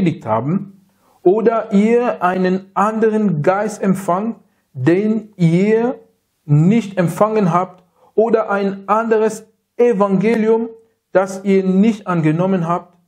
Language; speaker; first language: German; non-native, fluent; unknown